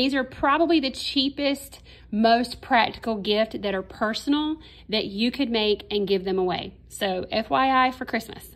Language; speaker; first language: English; native; English